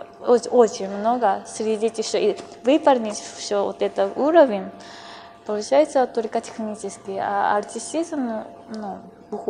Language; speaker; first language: Russian; non-native, fluent; Japanese